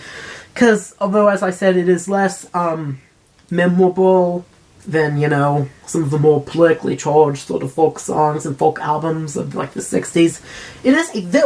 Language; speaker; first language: English; native; English